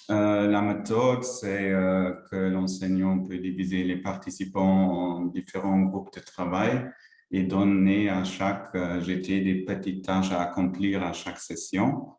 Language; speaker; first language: French; non-native, local second language; Luxembourgish